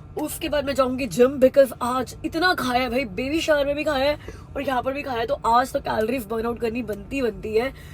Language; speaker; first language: Hindi; native; Hindi